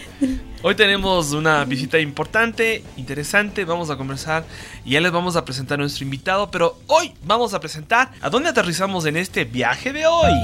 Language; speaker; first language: Spanish; native; Spanish